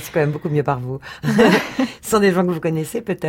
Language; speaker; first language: French; native; French